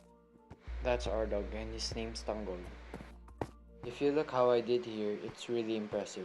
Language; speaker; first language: English; non-native, local second language; Filipino